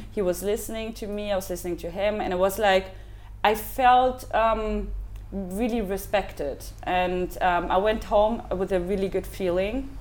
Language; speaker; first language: English; non-native, fluent; German